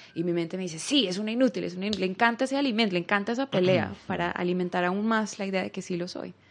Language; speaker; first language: Spanish; native; Spanish